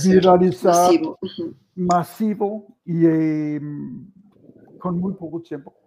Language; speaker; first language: Spanish; non-native, fluent; Danish